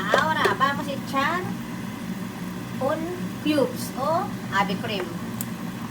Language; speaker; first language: Spanish; non-native, learner; Filipino